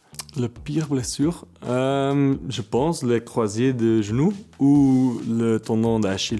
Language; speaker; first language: French; non-native, local second language; Dutch